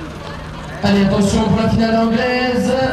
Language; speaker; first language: French; native; French